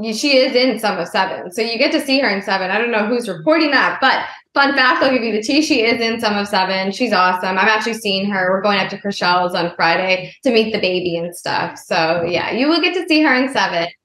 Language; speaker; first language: English; native; English